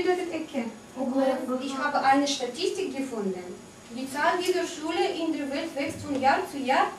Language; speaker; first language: German; non-native, fluent; Russian